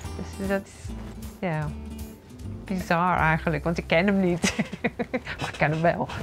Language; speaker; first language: Dutch; non-native, fluent; English